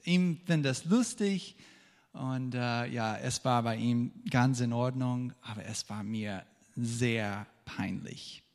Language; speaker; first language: German; non-native, fluent; English